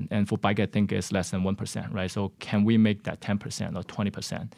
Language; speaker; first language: English; non-native, fluent; Chinese